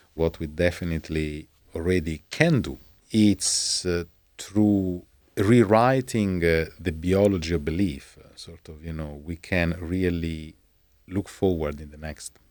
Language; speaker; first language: English; non-native, fluent; Italian